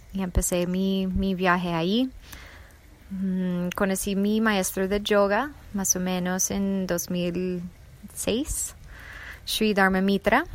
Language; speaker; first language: Spanish; non-native, fluent; English